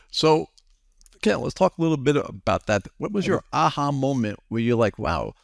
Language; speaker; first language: English; native; English